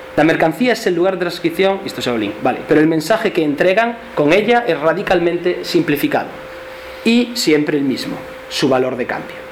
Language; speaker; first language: Spanish; non-native, local second language; Galician